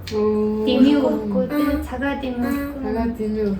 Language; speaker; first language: Mongolian; early bilingual, heritage; Mongolian